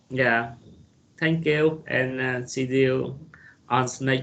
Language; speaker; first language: English; non-native, learner; Vietnamese